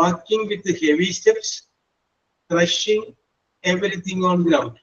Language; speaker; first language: English; non-native, fluent; Malayalam